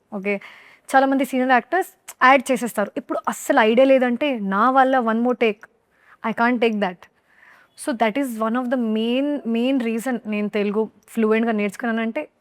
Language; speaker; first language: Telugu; non-native, learner; Hindi